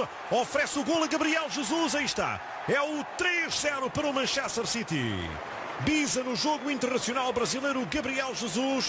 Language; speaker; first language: Portuguese; native; Portuguese